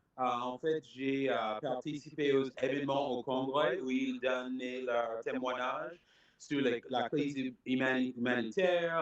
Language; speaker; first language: French; non-native, fluent; English